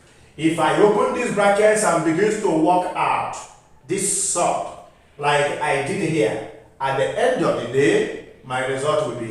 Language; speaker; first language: English; non-native, local second language; Igbo